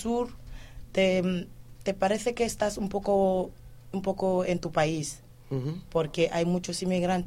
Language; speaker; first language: Spanish; non-native, fluent; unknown